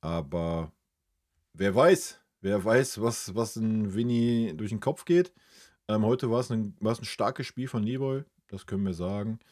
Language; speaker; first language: German; native; German